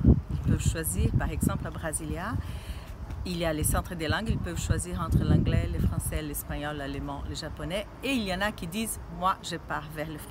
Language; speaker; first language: French; non-native, fluent; Portuguese